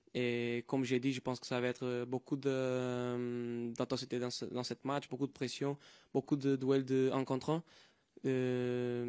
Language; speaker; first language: French; non-native, fluent; Portuguese